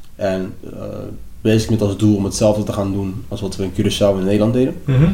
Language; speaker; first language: Dutch; native; Dutch